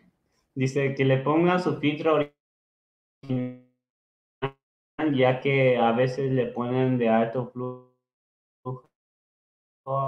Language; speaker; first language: Spanish; native; Spanish